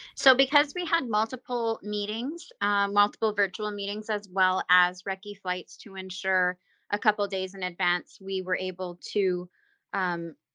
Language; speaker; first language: English; native; English